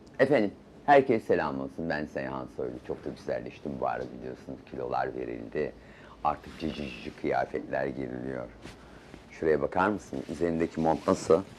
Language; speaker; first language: Turkish; native; Turkish